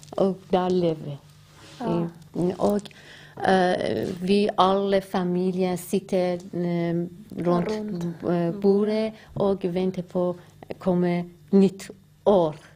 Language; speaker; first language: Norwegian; non-native, learner; Persian